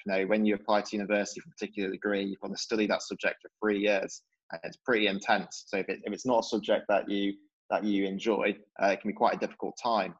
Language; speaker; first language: English; native; English